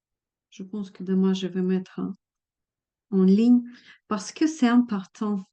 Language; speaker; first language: French; non-native, fluent; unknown